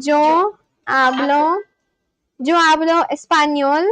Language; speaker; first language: Spanish; non-native, learner; Bangla